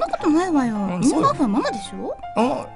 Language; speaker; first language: Japanese; native; Japanese